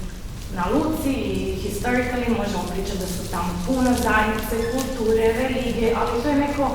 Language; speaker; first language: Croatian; non-native, fluent; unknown